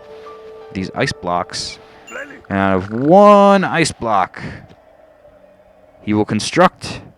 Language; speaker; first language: English; native; English